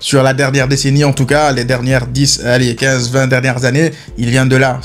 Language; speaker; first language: French; native; French